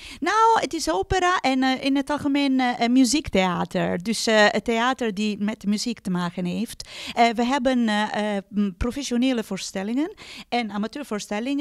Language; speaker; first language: Dutch; non-native, fluent; Italian